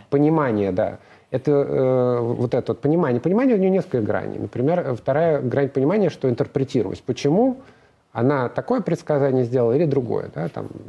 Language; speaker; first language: Russian; native; Russian